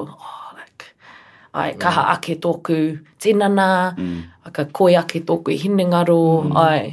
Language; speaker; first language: Māori; non-native, learner; English